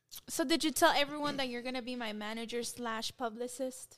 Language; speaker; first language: English; early bilingual, other home language; Spanish